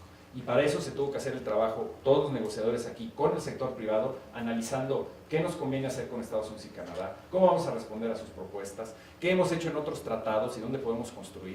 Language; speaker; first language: Spanish; native; Spanish